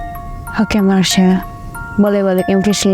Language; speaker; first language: Indonesian; native; Indonesian